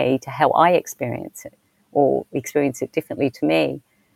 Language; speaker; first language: English; native; English